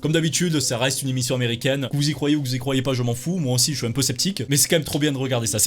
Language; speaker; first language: French; native; French